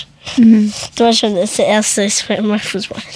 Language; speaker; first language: German; early bilingual, other home language; Persian